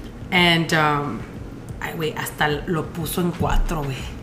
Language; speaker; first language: Spanish; early bilingual, heritage; Spanish